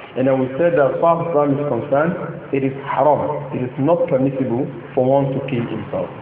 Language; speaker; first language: English; non-native, local second language; Yoruba